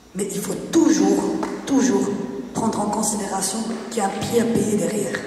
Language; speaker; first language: French; non-native, local second language; Arabic